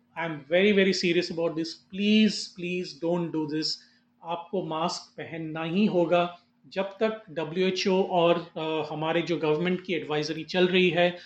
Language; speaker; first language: Hindi; non-native, local second language; Marathi